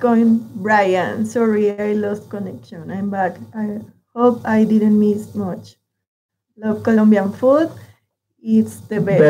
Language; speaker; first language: English; non-native, learner; Spanish